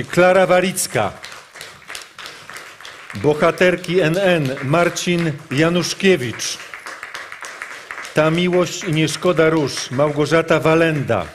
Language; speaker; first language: Polish; native; Polish